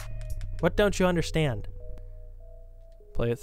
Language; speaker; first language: English; native; English